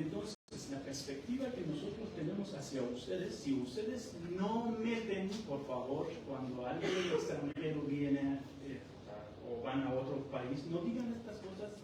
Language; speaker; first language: Spanish; non-native, fluent; Persian